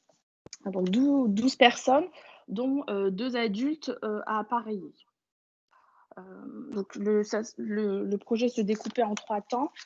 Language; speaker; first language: French; native; French